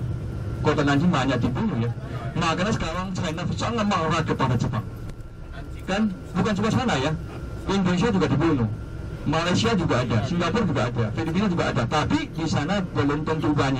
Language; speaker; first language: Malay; non-native, fluent; Chinese